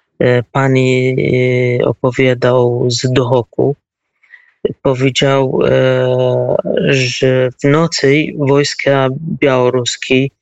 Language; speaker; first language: Polish; non-native, learner; Kurdish